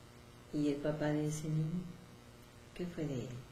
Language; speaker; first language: Spanish; native; Spanish